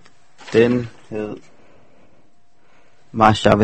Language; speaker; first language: Danish; native; Danish